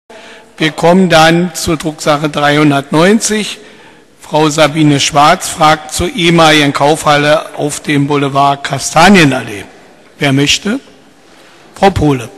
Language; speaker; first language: German; native; German